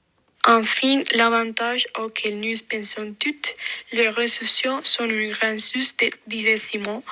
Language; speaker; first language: French; non-native, fluent; Spanish